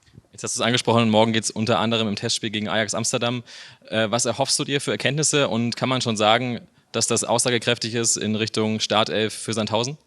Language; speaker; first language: German; native; German